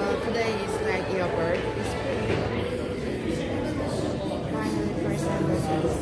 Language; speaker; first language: English; non-native, learner; Korean